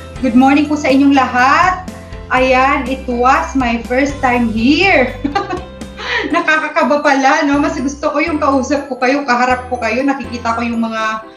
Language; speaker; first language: Filipino; non-native, local second language; Waray